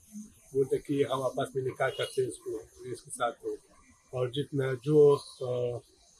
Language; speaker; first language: Hindi; non-native, fluent; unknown